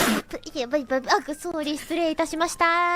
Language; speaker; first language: Japanese; native; Japanese